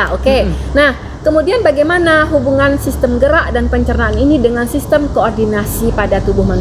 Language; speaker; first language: Indonesian; native; Indonesian